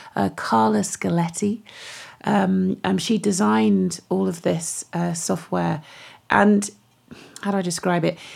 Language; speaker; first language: English; native; English